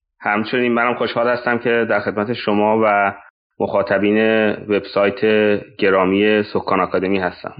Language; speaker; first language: Persian; non-native, local second language; Azerbaijani